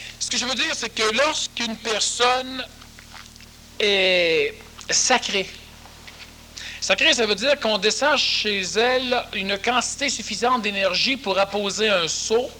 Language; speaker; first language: French; native; French